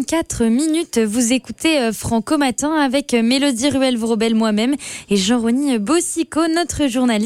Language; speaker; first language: French; native; French